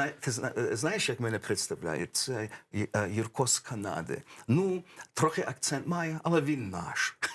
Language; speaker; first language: Ukrainian; early bilingual, heritage; English